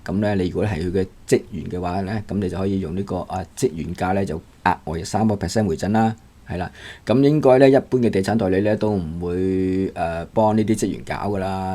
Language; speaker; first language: Cantonese; native; Cantonese